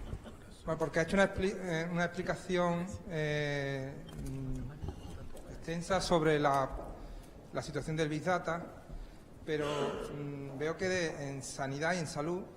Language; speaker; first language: Spanish; native; Spanish